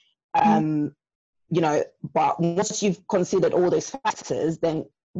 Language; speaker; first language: English; non-native, local second language; Yoruba